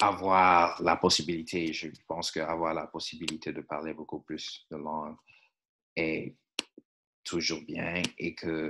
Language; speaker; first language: French; non-native, fluent; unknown